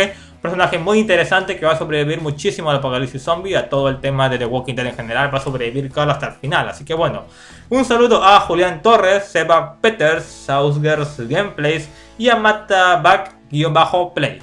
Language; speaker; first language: Spanish; native; Spanish